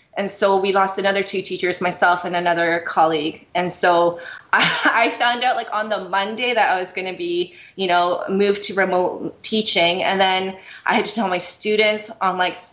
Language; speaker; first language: English; native; English